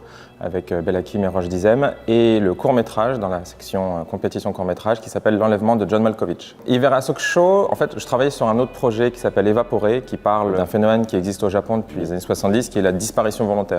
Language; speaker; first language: French; native; French